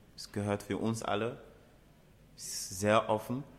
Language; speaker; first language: German; non-native, fluent; Ewe